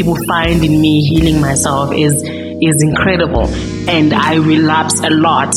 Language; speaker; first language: English; non-native, local second language; Xhosa